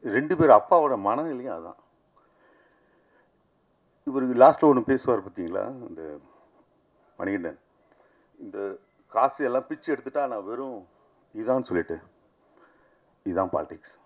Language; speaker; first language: Tamil; native; Tamil